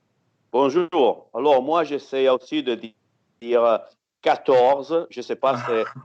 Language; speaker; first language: French; non-native, fluent; Italian